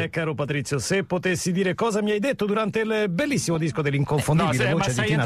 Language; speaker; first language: Italian; native; Italian